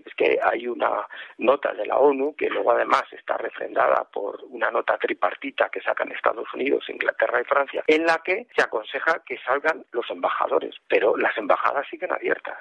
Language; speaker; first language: Spanish; native; Spanish